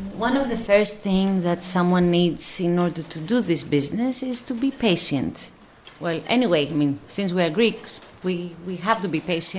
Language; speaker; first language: English; non-native, fluent; Greek